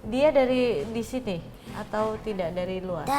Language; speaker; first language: Indonesian; native; Indonesian